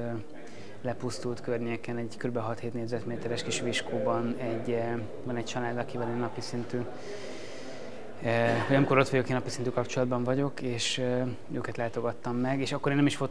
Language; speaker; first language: Hungarian; native; Hungarian